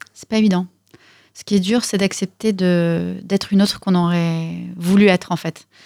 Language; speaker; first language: French; early bilingual, other home language; Russian